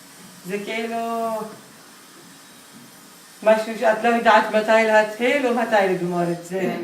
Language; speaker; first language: Hebrew; non-native, local second language; Arabic